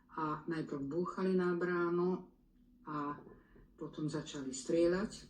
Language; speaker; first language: Slovak; native; Slovak